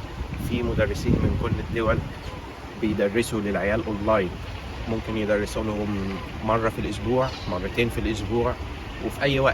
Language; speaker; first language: Arabic; native; Arabic